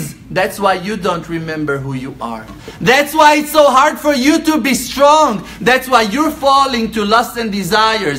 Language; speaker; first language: English; non-native, fluent; Hebrew